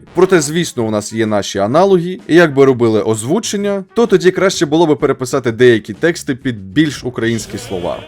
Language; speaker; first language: Ukrainian; non-native, local second language; Russian